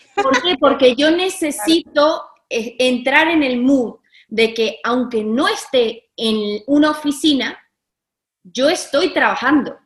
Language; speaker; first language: Spanish; native; Spanish